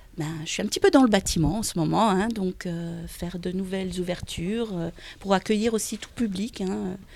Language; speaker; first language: French; native; French